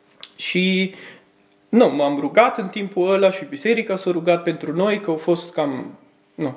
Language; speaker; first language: Romanian; early bilingual, heritage; Romanian